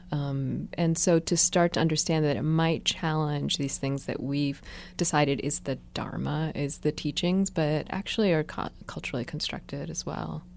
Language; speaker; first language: English; native; English